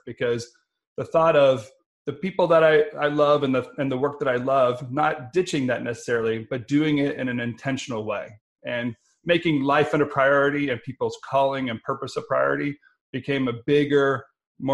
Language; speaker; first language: English; native; English